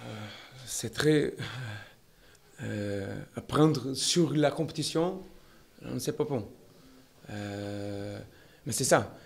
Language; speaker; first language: French; non-native, learner; Portuguese